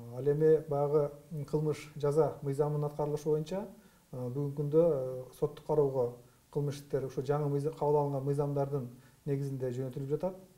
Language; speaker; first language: Kyrgyz; native; Kyrgyz